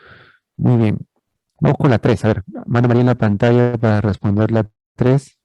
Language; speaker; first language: Spanish; native; Spanish